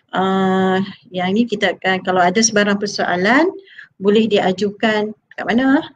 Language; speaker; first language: Malay; native; Malay